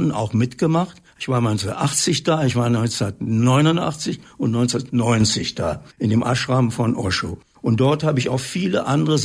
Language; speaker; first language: German; native; German